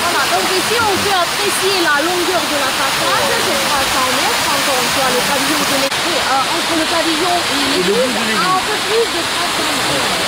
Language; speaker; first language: French; non-native, fluent; Russian